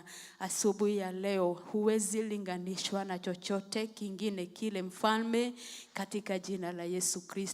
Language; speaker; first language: Swahili; non-native, local second language; Kikuyu